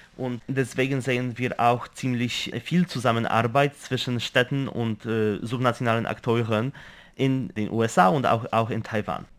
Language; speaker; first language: German; non-native, fluent; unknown